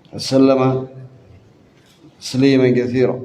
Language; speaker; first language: Arabic; non-native, fluent; Indonesian